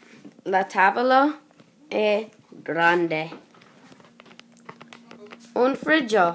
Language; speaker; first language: Italian; non-native, learner; English